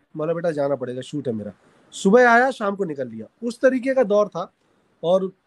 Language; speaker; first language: Hindi; native; Hindi